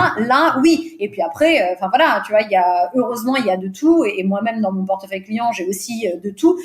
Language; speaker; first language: French; early bilingual, other home language; Portuguese